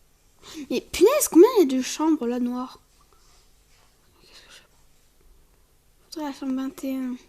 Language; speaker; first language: French; native; French